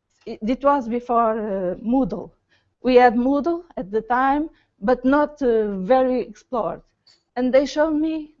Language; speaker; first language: English; non-native, learner; Portuguese